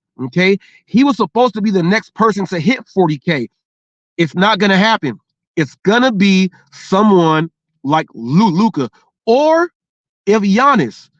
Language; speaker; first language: English; native; English